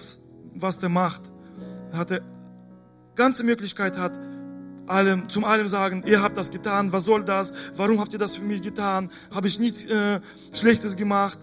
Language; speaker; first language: German; non-native, fluent; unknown